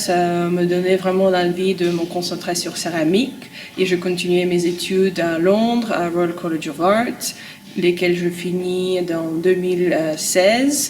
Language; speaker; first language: French; non-native, learner; Russian